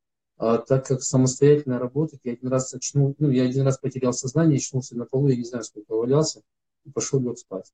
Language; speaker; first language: Russian; native; Russian